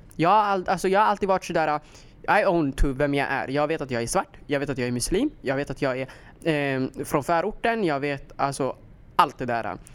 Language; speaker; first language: Swedish; early bilingual, other home language; Somali